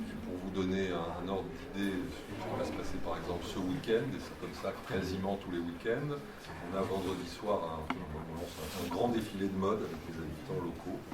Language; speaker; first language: French; native; French